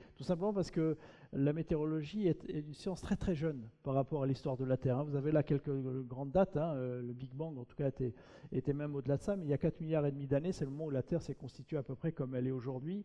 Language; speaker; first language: French; native; French